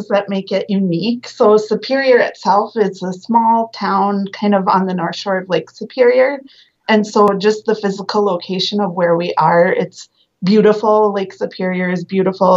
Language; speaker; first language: English; native; English